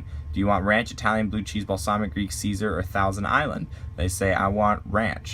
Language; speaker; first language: English; native; English